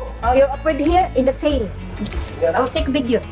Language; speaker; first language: English; non-native, local second language; Cebuano